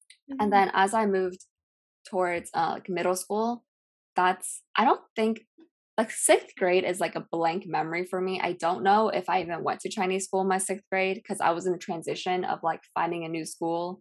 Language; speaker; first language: English; early bilingual, other home language; Cantonese